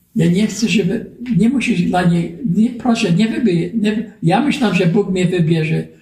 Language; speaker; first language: Polish; early bilingual, heritage; Polish